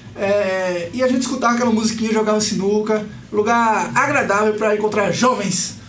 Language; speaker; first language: Portuguese; native; Portuguese